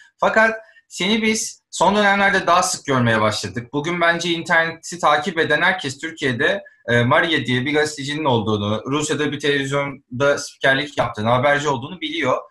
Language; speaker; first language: Turkish; native; Turkish